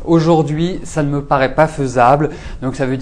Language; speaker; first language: French; native; French